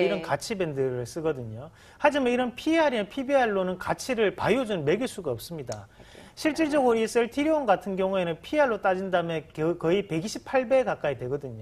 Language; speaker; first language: Korean; native; Korean